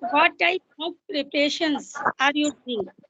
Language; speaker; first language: English; non-native, local second language; Hindi